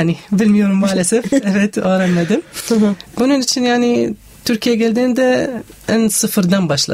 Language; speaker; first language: Turkish; non-native, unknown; Arabic